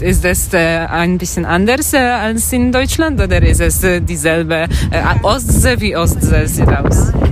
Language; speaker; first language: German; non-native, learner; Polish